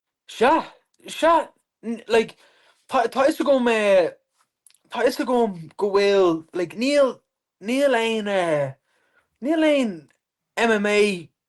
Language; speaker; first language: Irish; non-native, local second language; English